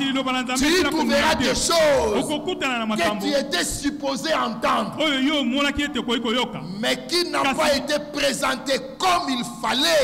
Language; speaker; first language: French; non-native, local second language; Lingala